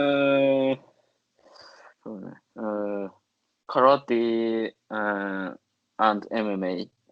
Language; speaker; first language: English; non-native, learner; Japanese